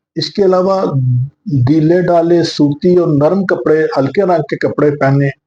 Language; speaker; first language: Urdu; non-native, local second language; Punjabi